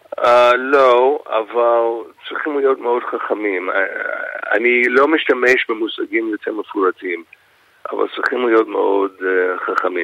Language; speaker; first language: Hebrew; non-native, fluent; English